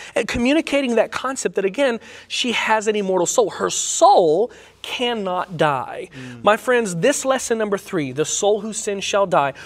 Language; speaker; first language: English; native; English